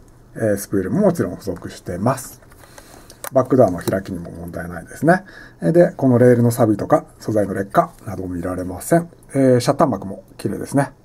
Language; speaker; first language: Japanese; native; Japanese